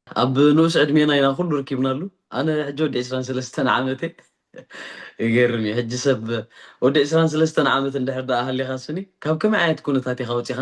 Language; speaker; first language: Tigrinya; native; Tigrinya